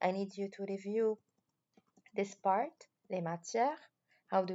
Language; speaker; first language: English; non-native, fluent; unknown